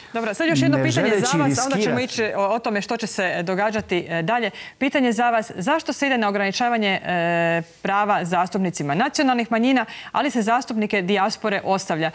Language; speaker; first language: Croatian; native; Croatian